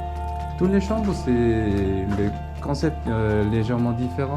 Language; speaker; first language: French; non-native, learner; Korean